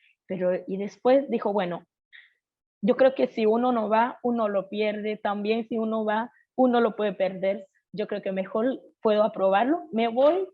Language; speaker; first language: Spanish; non-native, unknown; Haitian Creole